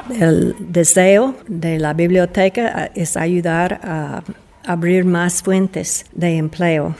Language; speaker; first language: Spanish; non-native, fluent; English